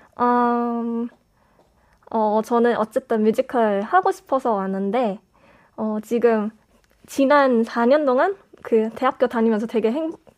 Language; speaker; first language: Korean; non-native, fluent; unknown